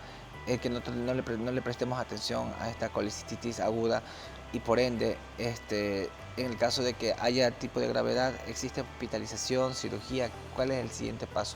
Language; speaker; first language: Spanish; native; Spanish